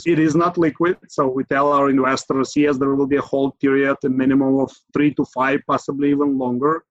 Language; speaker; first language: English; non-native, fluent; Ukrainian